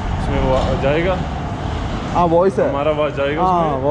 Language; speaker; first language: Hindi; non-native, local second language; Punjabi